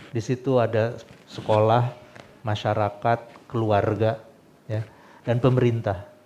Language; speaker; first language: Indonesian; non-native, local second language; Sundanese